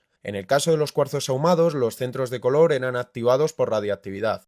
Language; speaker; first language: Spanish; native; Spanish